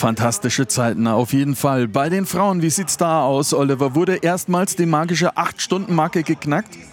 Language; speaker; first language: German; native; German